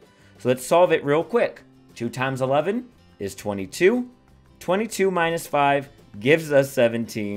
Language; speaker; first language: English; native; English